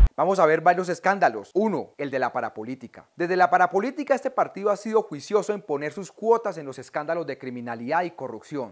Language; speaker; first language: Spanish; native; Spanish